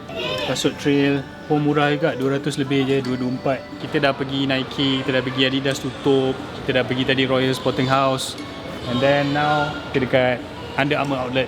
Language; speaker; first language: Malay; native; Malay